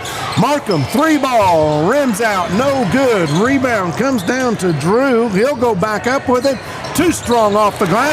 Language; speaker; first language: English; native; English